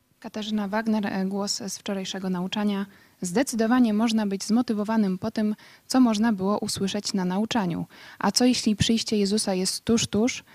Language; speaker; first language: Polish; native; Polish